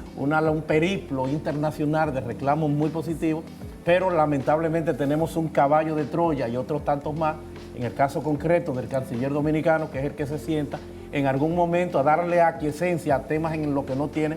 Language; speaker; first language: Spanish; native; Spanish